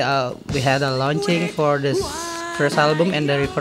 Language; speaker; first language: English; non-native, learner; Indonesian